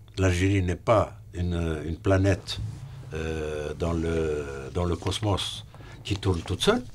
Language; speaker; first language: French; non-native, local second language; Arabic